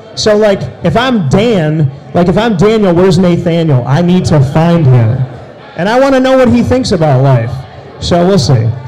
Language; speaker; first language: English; early bilingual, other home language; Italian